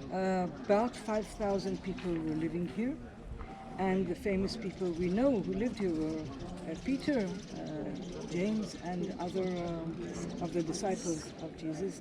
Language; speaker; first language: English; non-native, fluent; Hebrew